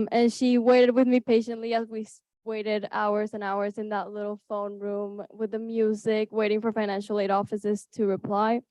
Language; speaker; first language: English; early bilingual, other home language; Spanish